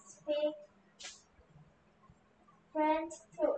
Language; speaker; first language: English; non-native, fluent; Korean